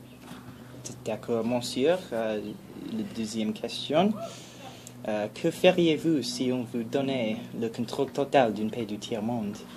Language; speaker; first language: French; non-native, learner; English